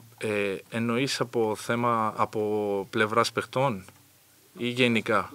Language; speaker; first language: Greek; native; Greek